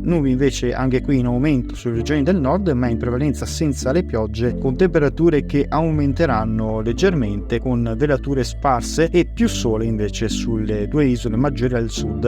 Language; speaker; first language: Italian; native; Italian